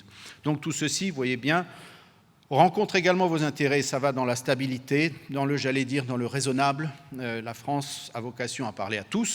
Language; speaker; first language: French; native; French